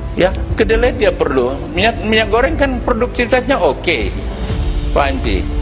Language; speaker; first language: Indonesian; native; Indonesian